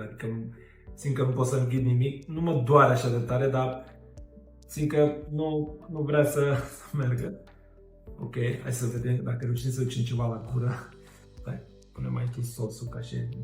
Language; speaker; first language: Romanian; native; Romanian